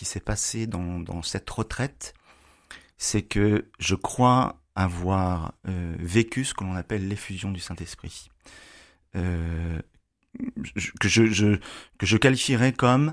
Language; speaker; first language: French; native; French